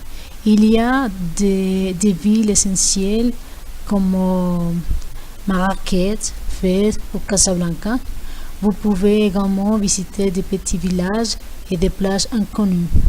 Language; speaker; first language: French; non-native, learner; Spanish